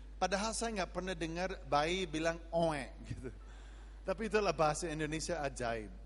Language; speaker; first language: Indonesian; non-native, fluent; English